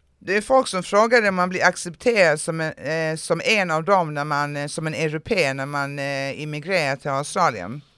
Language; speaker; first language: Swedish; native; Swedish